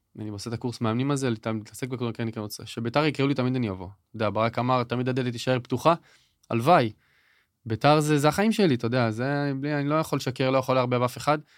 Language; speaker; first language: Hebrew; native; Hebrew